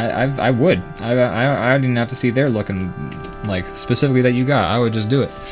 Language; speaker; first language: English; native; English